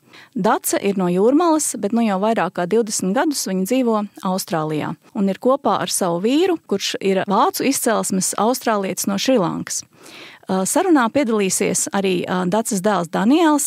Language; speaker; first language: Latvian; native; Latvian